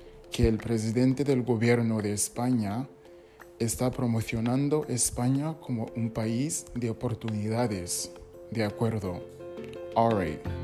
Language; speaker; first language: Spanish; non-native, fluent; English